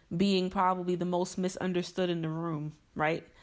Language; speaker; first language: English; native; English